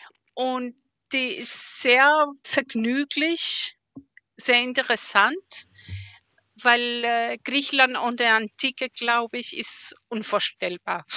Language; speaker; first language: German; early bilingual, heritage; German